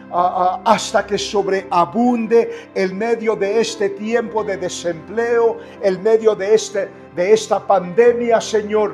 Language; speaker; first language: Spanish; native; Spanish